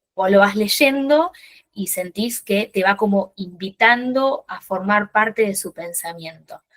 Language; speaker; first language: Spanish; native; Spanish